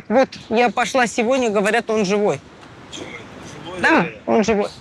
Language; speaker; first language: Russian; native; Russian